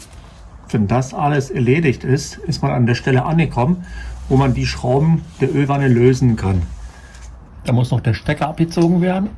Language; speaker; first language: German; native; German